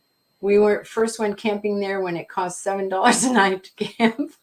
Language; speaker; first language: English; native; English